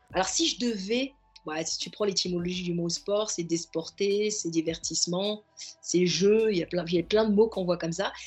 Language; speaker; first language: French; early bilingual, other home language; Arabic